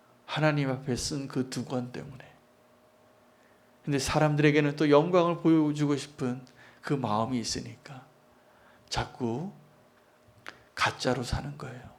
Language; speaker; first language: Korean; native; Korean